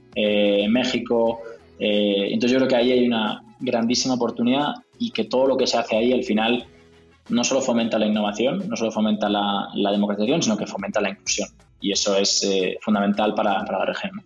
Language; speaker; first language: Spanish; native; Spanish